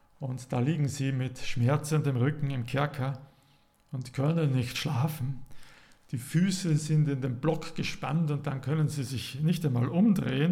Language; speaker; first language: German; native; German